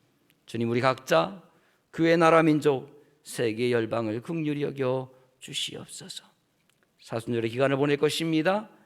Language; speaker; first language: Korean; native; Korean